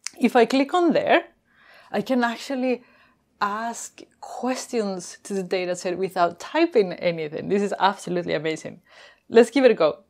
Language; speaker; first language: English; non-native, fluent; Spanish